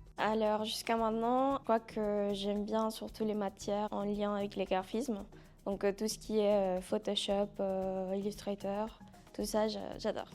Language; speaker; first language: French; non-native, fluent; Spanish